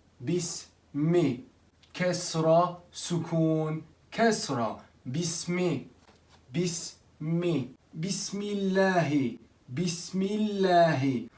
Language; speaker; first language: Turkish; non-native, fluent; Arabic